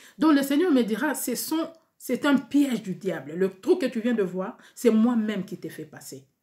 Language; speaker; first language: French; non-native, local second language; Lingala